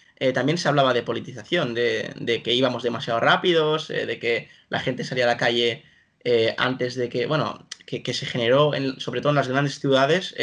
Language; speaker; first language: Spanish; native; Spanish